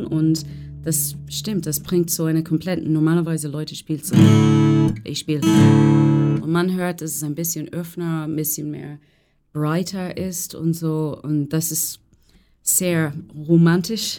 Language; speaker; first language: German; non-native, learner; English